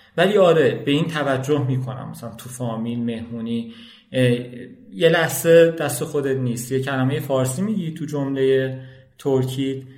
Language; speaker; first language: Persian; non-native, local second language; Azerbaijani